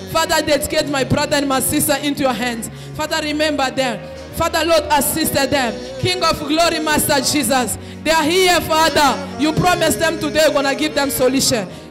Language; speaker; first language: English; non-native, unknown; Lingala